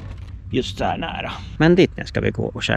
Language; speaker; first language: Swedish; native; Swedish